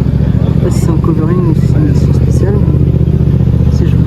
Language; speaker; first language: French; native; French